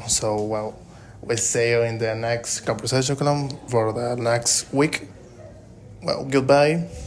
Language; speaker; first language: English; non-native, learner; Spanish